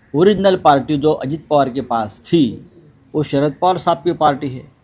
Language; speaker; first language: Hindi; non-native, local second language; Marathi